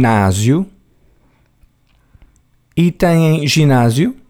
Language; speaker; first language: Portuguese; non-native, learner; English